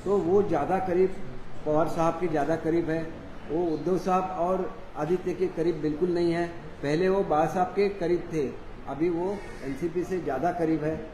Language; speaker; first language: Hindi; non-native, local second language; Marathi